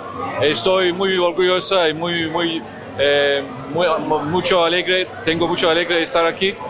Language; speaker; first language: Spanish; non-native, learner; Turkish